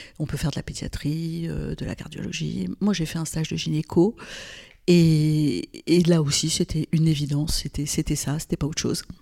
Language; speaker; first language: French; non-native, local second language; Arabic